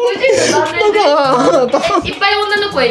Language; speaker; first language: Japanese; native; Japanese